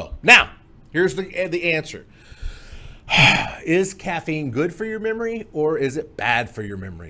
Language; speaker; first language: English; native; English